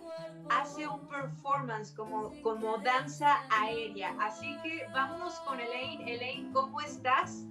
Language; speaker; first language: Spanish; native; Spanish